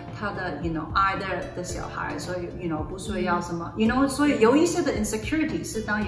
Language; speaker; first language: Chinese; early bilingual, other home language; Cantonese